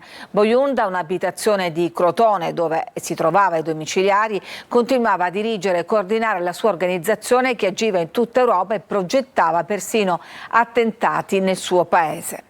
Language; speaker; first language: Italian; native; Italian